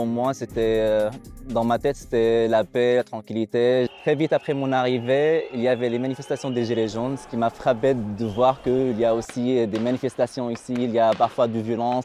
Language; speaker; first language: French; non-native, fluent; Arabic